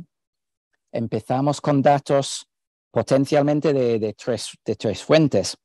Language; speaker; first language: Spanish; non-native, fluent; English